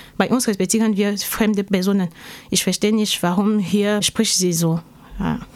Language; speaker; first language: German; non-native, learner; French